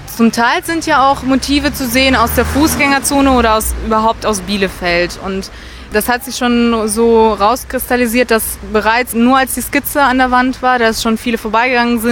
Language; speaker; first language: German; native; German